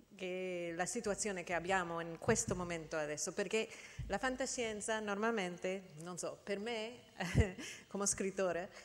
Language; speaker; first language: Italian; non-native, fluent; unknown